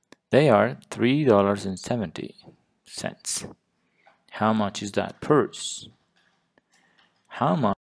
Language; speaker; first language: English; non-native, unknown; Spanish